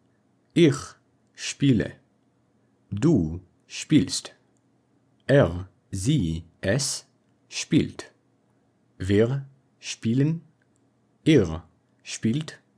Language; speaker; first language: German; non-native, fluent; English